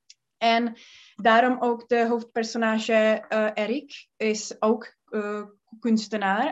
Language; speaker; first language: Dutch; non-native, learner; Czech